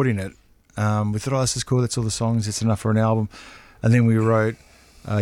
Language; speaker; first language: English; native; English